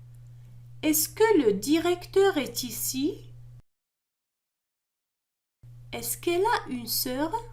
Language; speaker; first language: French; non-native, local second language; Arabic